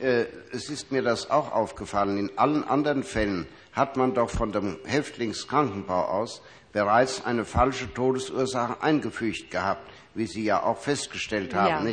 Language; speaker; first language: German; native; German